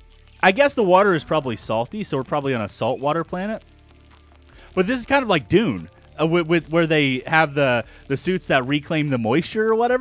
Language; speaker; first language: English; native; English